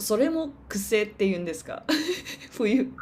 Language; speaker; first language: Japanese; non-native, learner; English